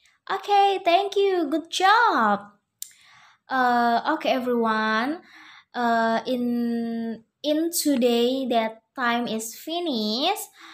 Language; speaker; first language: English; non-native, learner; Indonesian